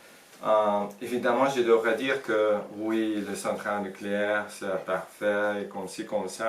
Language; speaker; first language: French; non-native, fluent; Hungarian